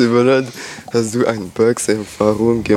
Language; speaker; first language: German; non-native, learner; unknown